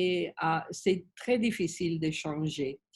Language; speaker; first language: French; non-native, learner; Spanish